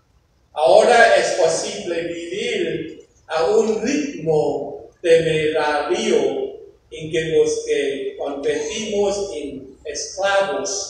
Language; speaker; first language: Spanish; non-native, fluent; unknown